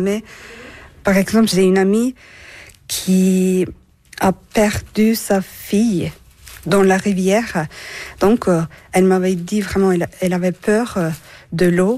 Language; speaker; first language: French; non-native, fluent; Turkish